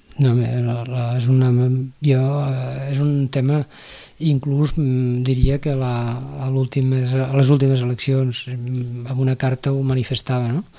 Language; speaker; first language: Catalan; native; Catalan